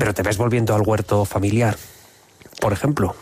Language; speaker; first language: Spanish; native; Spanish